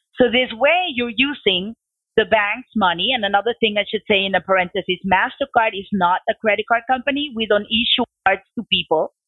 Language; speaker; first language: English; non-native, fluent; Spanish